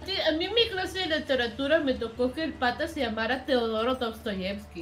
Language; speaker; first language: Spanish; native; Spanish